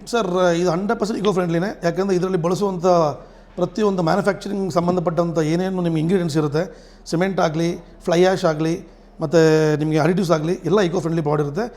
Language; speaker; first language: Kannada; non-native, local second language; Telugu